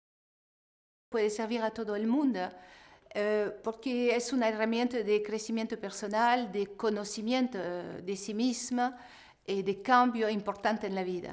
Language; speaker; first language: Spanish; non-native, fluent; French